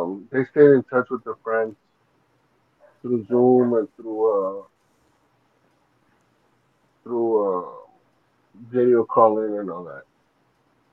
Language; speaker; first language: English; early bilingual, other home language; Spanish